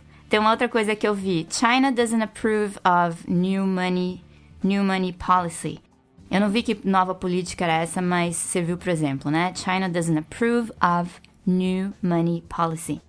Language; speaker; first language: Portuguese; native; Portuguese